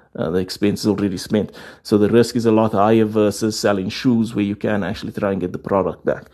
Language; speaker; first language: English; native; English